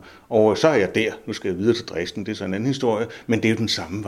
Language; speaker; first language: Danish; native; Danish